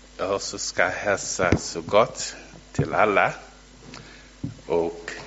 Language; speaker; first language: Swedish; non-native, fluent; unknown